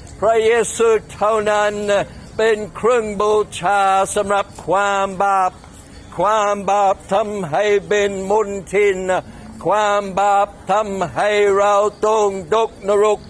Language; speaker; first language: Thai; non-native, fluent; English